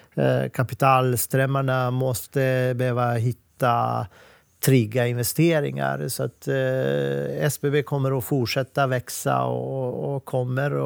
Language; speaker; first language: Swedish; non-native, fluent; Serbian